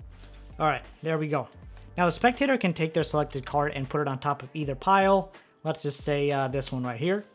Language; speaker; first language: English; native; English